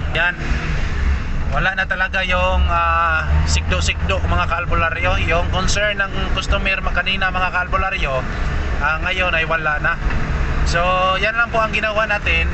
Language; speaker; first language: Filipino; non-native, local second language; Cebuano